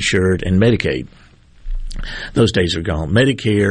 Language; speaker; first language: English; native; English